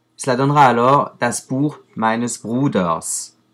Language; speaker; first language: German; non-native, fluent; French